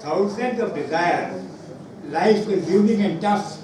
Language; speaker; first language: English; non-native, local second language; Urdu